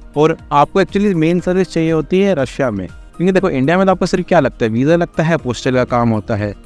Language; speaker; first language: Hindi; native; Hindi